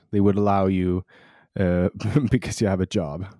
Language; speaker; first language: English; non-native, fluent; Swedish